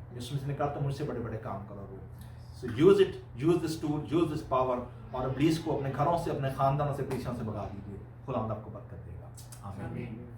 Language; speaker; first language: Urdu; non-native, local second language; Punjabi